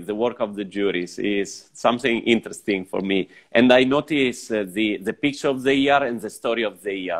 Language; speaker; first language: English; non-native, fluent; Italian